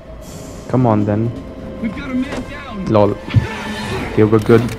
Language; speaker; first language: English; native; English